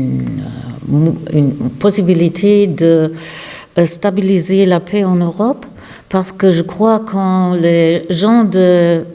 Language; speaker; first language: French; non-native, learner; German